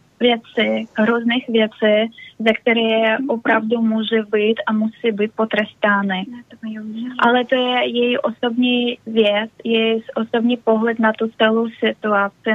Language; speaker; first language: Czech; non-native, learner; Russian